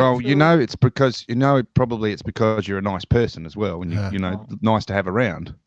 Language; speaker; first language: English; native; English